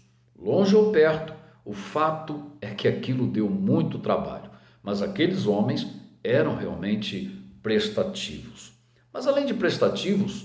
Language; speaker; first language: Portuguese; native; Portuguese